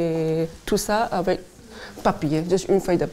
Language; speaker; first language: French; non-native, fluent; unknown